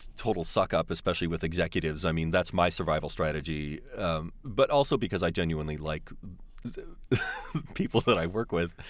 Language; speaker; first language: English; native; English